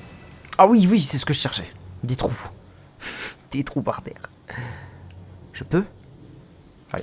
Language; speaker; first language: French; native; French